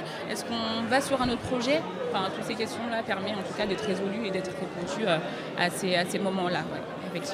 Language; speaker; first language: French; native; French